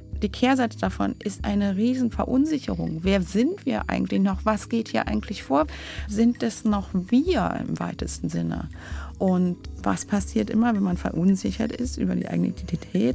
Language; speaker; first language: German; native; German